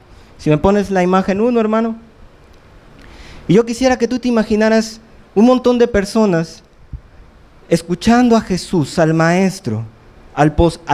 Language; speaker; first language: Spanish; native; Spanish